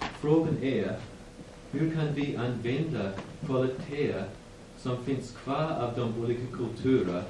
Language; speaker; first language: Swedish; non-native, fluent; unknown